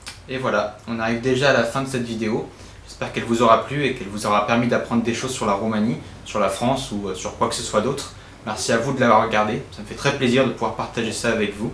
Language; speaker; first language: French; native; French